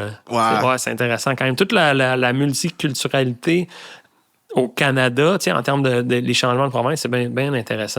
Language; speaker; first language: French; native; French